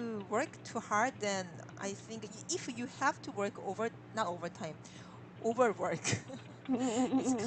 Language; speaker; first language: English; non-native, learner; Korean